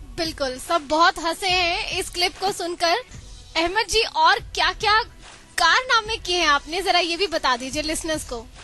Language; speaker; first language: Hindi; native; Hindi